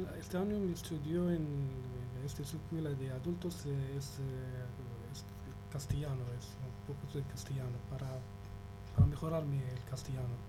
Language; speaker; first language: Spanish; non-native, learner; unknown